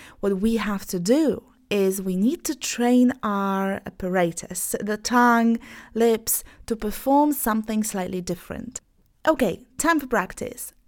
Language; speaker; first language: English; non-native, fluent; Polish